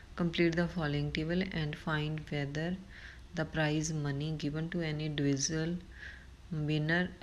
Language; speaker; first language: English; non-native, local second language; Punjabi